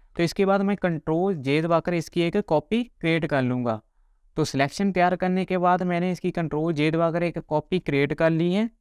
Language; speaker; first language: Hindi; non-native, local second language; Punjabi